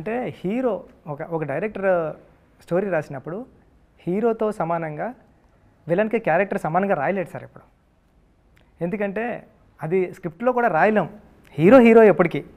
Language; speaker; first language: Telugu; native; Telugu